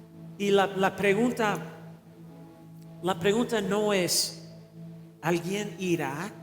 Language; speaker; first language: Spanish; non-native, fluent; English